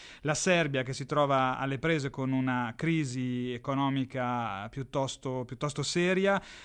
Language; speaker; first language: Italian; native; Italian